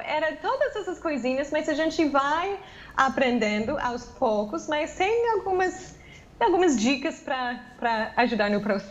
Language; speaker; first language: Portuguese; non-native, fluent; English